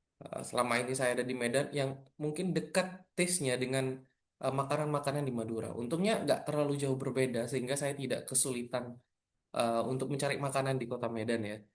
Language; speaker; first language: Indonesian; non-native, local second language; Madurese